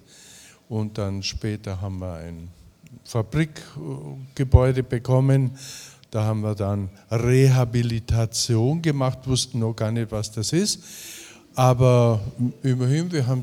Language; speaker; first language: German; native; German